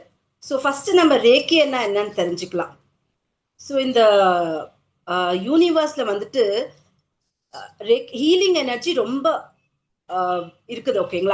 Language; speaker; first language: Tamil; native; Tamil